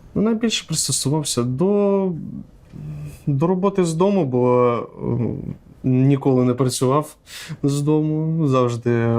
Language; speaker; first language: Ukrainian; non-native, local second language; Russian